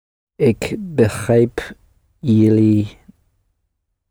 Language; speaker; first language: Dutch; non-native, learner; English